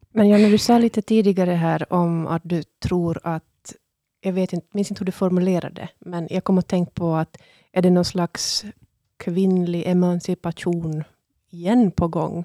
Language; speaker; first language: Swedish; native; Swedish